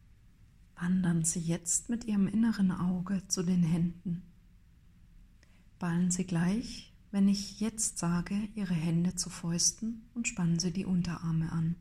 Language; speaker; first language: German; native; German